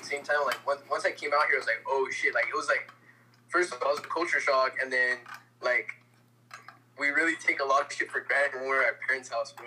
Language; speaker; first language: English; native; English